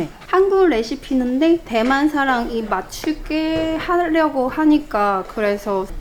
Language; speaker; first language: Korean; non-native, fluent; Chinese